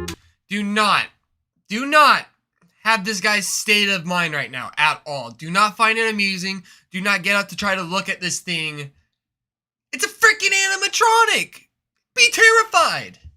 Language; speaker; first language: English; native; English